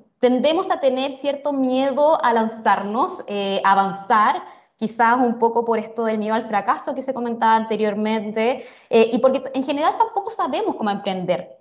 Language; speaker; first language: Spanish; native; Spanish